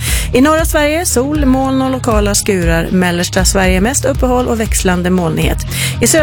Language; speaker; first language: Swedish; native; Swedish